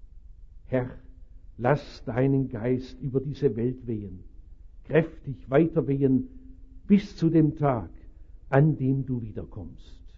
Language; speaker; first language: German; native; German